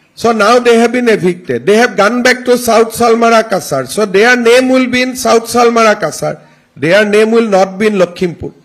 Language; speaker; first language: English; non-native, local second language; Assamese